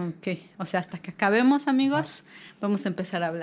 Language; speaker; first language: Spanish; native; Spanish